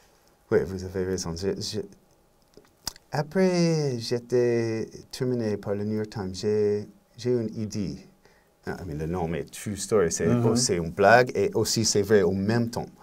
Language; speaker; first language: French; non-native, learner; English